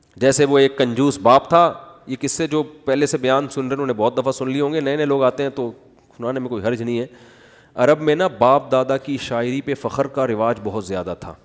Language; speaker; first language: Urdu; native; Urdu